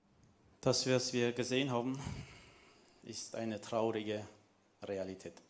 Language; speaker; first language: German; non-native, fluent; Armenian